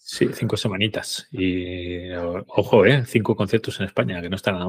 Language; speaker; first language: Spanish; native; Spanish